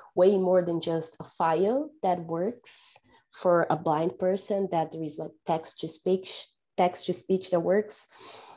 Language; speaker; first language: English; non-native, fluent; Portuguese